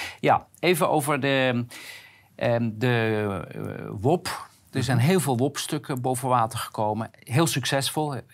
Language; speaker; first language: Dutch; native; Dutch